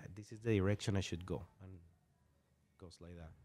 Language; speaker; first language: English; non-native, fluent; Spanish